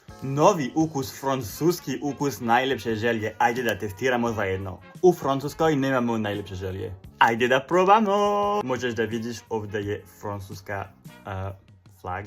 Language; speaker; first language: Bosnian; non-native, learner; French